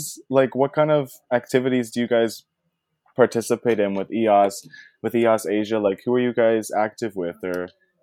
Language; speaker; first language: English; native; English